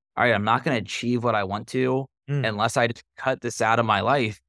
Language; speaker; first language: English; native; English